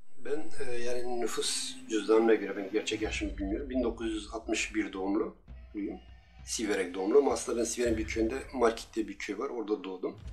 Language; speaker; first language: Turkish; non-native, local second language; Kurdish